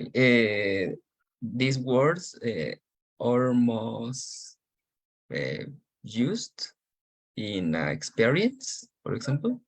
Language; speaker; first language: English; non-native, learner; Spanish